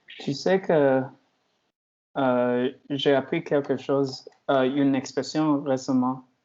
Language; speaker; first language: French; non-native, learner; Chinese